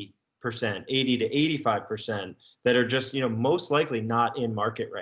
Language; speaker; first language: English; native; English